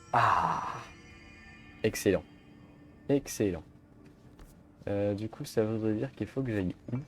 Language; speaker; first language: French; native; French